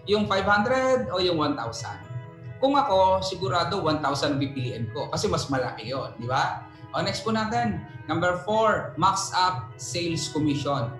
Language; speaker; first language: Filipino; native; Filipino